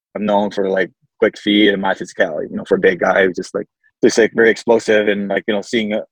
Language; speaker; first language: English; early bilingual, other home language; Samoan